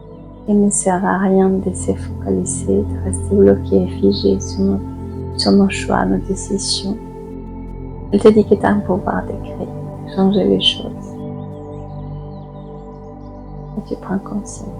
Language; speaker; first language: French; native; French